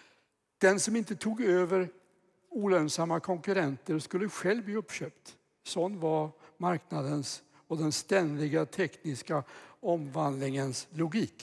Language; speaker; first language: Swedish; native; Swedish